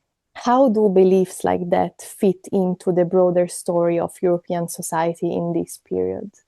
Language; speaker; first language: English; non-native, fluent; Italian